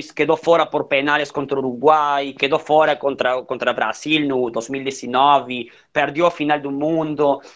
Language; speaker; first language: Portuguese; non-native, learner; Spanish